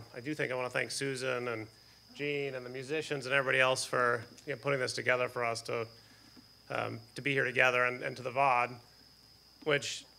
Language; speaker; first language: English; native; English